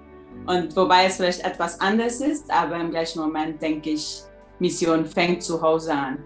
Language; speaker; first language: German; early bilingual, heritage; German